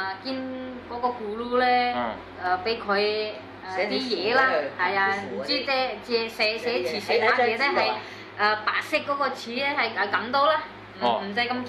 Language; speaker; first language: Chinese; non-native, learner; Indonesian